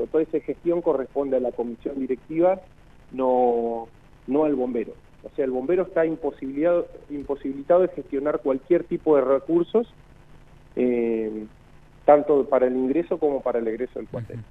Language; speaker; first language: Spanish; native; Spanish